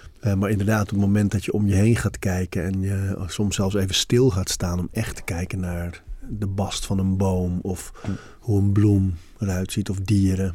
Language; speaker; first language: Dutch; native; Dutch